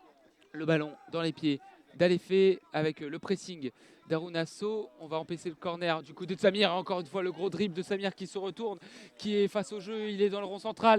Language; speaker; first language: French; native; French